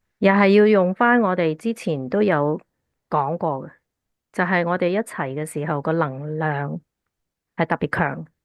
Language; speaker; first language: Cantonese; early bilingual, heritage; Cantonese